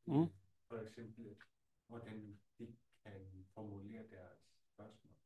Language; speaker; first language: Danish; non-native, local second language; Kalaallisut